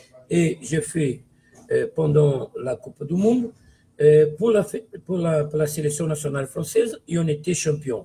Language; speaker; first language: French; non-native, fluent; Portuguese